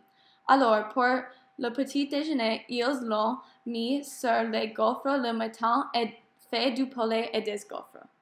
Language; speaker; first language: French; non-native, learner; English